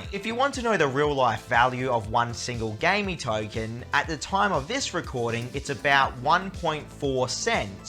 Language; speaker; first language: English; native; English